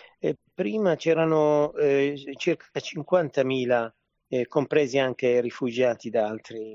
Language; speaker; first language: Italian; non-native, fluent; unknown